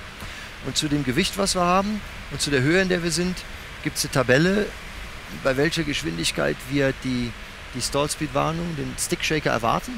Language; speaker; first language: German; native; German